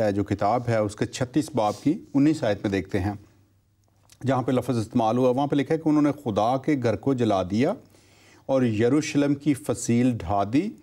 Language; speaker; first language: Urdu; non-native, local second language; Punjabi